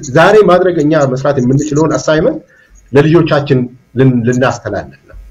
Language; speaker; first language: Amharic; non-native, local second language; Oromo